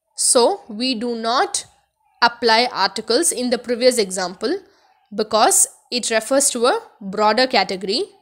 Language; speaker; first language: English; non-native, local second language; Tamil